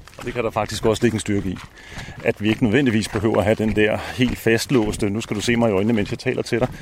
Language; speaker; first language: Danish; native; Danish